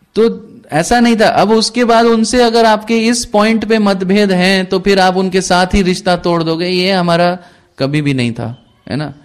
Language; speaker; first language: Hindi; native; Hindi